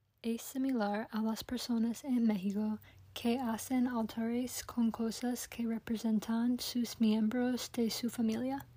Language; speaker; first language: Spanish; non-native, learner; English